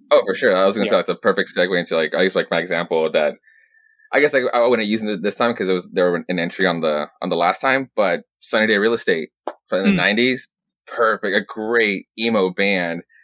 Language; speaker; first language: English; early bilingual, other home language; Spanish